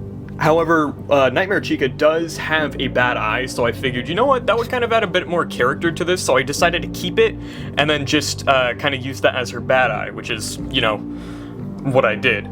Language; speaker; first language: English; native; English